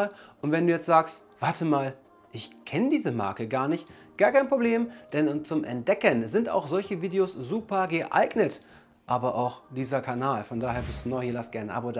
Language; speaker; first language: German; native; German